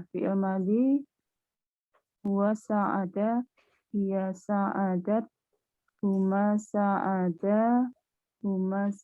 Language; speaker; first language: Arabic; non-native, learner; Indonesian